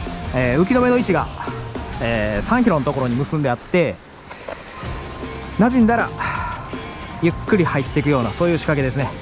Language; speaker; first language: Japanese; native; Japanese